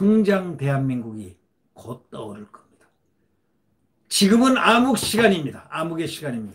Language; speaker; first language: Korean; native; Korean